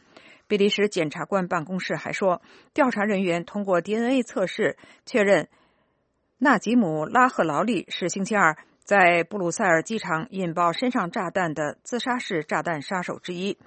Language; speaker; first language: Chinese; native; Chinese